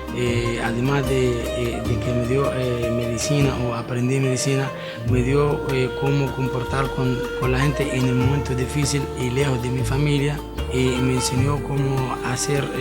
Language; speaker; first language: Spanish; non-native, fluent; Arabic